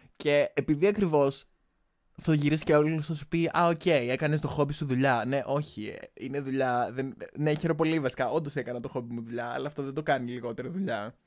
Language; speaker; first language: Greek; native; Greek